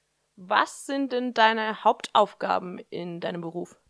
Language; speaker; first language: German; native; German